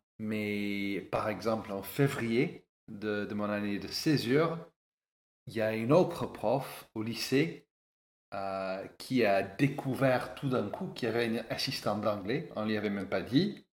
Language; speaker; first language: French; non-native, fluent; English